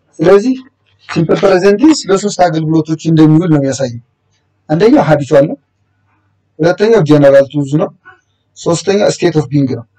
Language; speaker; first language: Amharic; native; Amharic